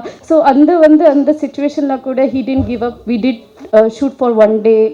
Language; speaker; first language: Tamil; non-native, learner; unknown